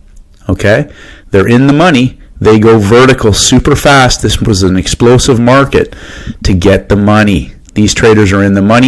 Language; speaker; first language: English; native; English